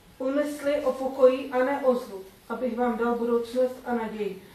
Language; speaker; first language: Czech; native; Czech